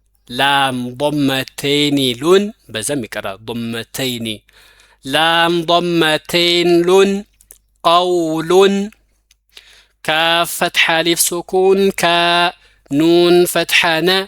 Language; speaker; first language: Arabic; non-native, fluent; Amharic